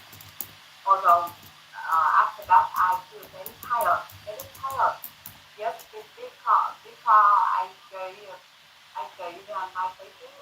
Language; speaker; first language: English; non-native, learner; Thai